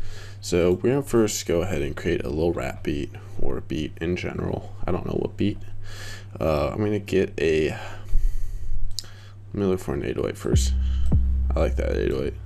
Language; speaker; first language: English; native; English